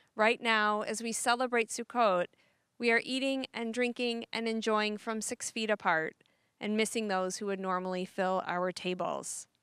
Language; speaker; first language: English; native; English